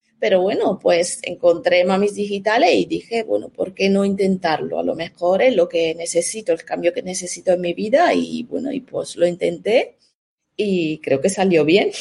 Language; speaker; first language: Spanish; non-native, fluent; Italian